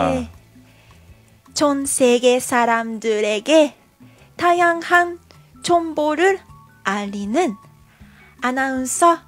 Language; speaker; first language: Korean; non-native, learner; Japanese